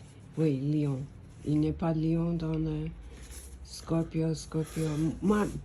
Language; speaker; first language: French; non-native, fluent; English